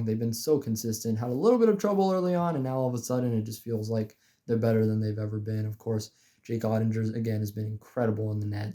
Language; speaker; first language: English; native; English